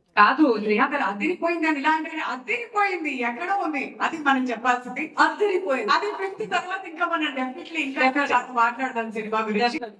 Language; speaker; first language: Telugu; native; Telugu